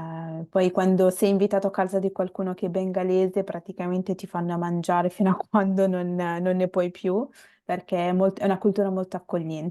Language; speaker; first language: Italian; early bilingual, other home language; Bangla